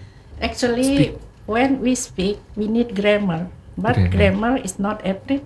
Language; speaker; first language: English; non-native, fluent; Indonesian